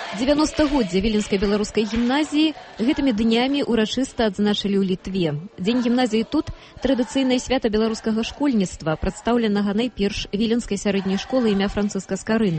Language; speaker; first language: Belarusian; native; Belarusian